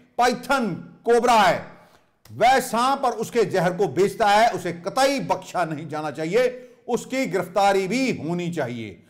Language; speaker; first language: Hindi; native; Hindi